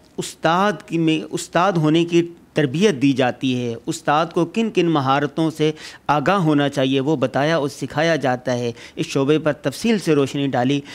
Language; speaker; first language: Urdu; native; Urdu